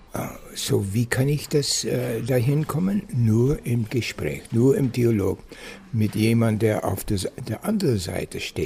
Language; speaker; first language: German; non-native, fluent; English